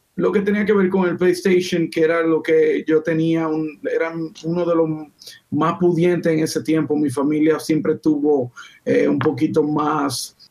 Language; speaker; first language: Spanish; native; Spanish